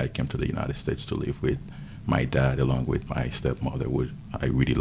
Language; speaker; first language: English; non-native, fluent; Haitian Creole